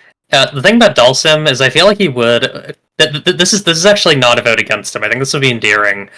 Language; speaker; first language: English; native; English